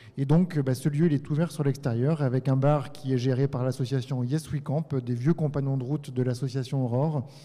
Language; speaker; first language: French; native; French